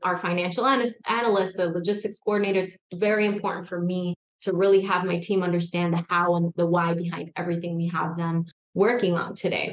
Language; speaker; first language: English; native; English